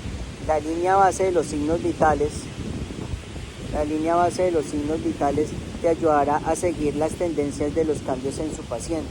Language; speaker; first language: Spanish; native; Spanish